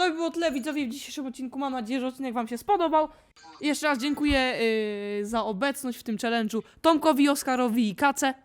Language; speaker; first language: Polish; native; Polish